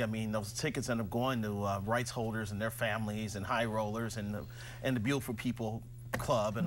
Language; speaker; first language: English; native; English